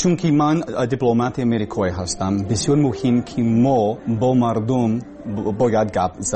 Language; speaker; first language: Persian; non-native, learner; English